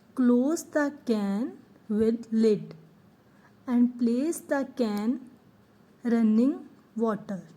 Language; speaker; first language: English; non-native, local second language; Punjabi